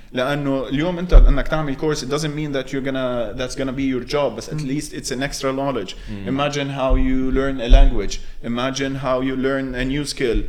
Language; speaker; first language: English; non-native, local second language; Arabic